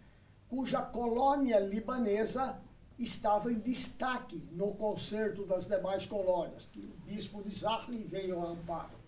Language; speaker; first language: Portuguese; early bilingual, other home language; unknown